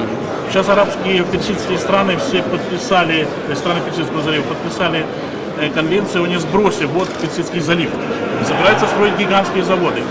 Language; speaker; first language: Russian; native; Russian